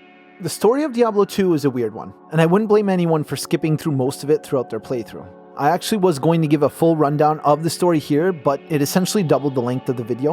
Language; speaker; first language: English; native; English